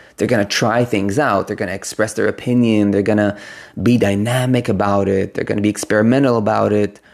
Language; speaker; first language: English; non-native, fluent; Hebrew